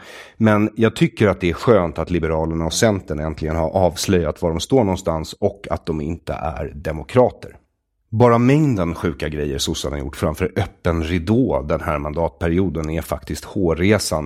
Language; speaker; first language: Swedish; native; Swedish